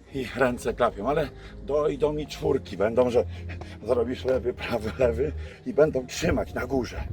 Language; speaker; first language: Polish; native; Polish